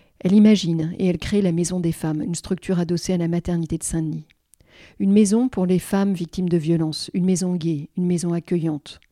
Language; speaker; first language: French; native; French